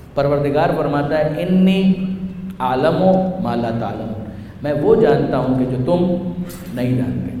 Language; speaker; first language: Urdu; non-native, local second language; Punjabi